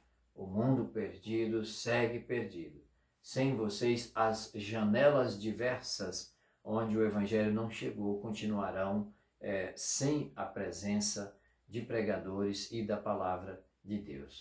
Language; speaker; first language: Portuguese; native; Portuguese